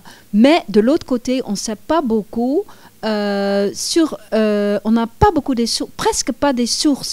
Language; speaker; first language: French; non-native, fluent; Dutch